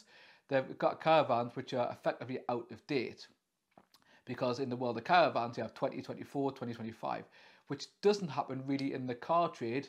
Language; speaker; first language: English; native; English